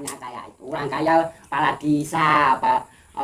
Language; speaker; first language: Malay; non-native, local second language; Javanese